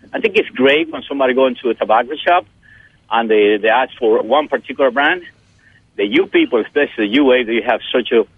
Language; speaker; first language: English; non-native, fluent; Spanish